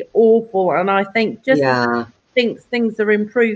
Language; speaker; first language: English; native; English